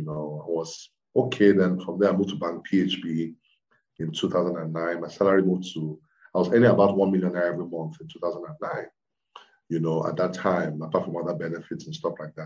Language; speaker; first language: English; non-native, local second language; Yoruba